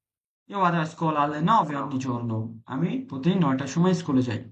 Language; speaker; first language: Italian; non-native, fluent; Bangla